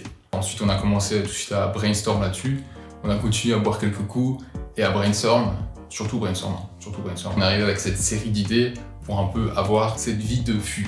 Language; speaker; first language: French; native; French